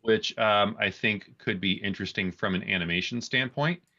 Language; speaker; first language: English; native; English